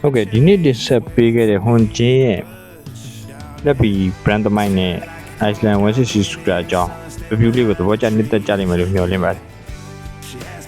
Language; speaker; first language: Burmese; native; Burmese